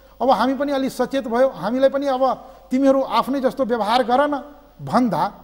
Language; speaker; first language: Nepali; non-native, local second language; Maithili